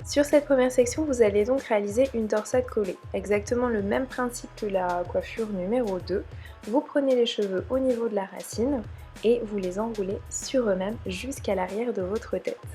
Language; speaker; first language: French; native; French